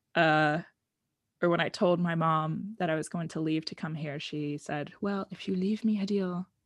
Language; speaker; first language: English; native; English